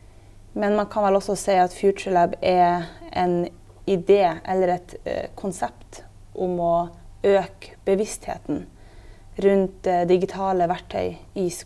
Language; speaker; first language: Norwegian; native; Norwegian